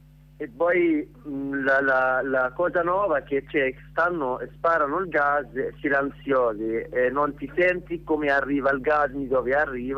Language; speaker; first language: Italian; non-native, learner; Arabic